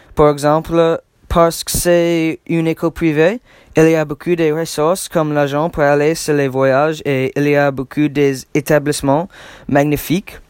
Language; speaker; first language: French; non-native, learner; English